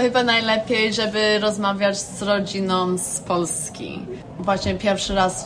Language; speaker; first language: Polish; early bilingual, heritage; English